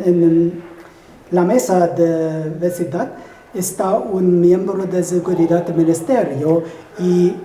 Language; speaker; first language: Spanish; non-native, fluent; German